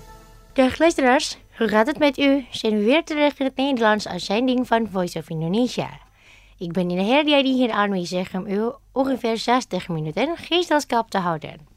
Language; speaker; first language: Dutch; non-native, fluent; Indonesian